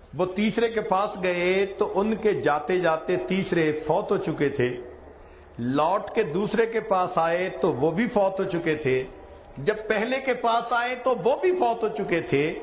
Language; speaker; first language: Urdu; non-native, local second language; Punjabi